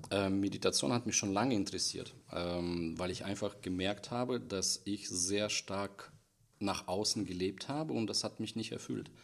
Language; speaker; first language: German; non-native, fluent; Russian